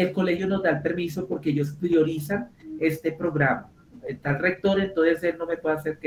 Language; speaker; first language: Spanish; native; Spanish